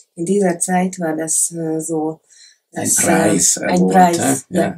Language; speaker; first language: German; non-native, learner; Hungarian